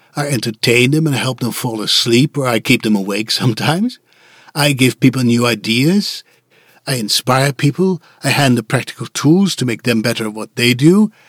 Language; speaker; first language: English; non-native, fluent; Dutch